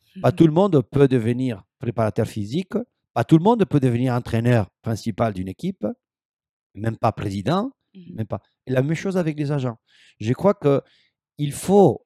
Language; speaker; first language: French; non-native, fluent; Spanish